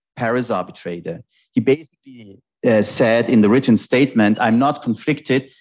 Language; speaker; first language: English; non-native, fluent; German